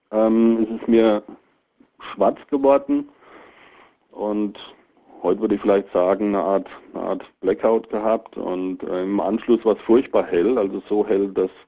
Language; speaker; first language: German; native; German